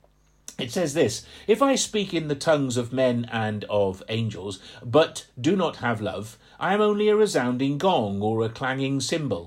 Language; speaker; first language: English; native; English